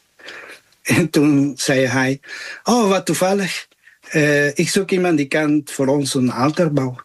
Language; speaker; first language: Dutch; non-native, fluent; Spanish